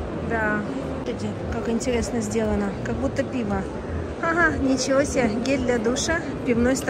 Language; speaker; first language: Russian; native; Russian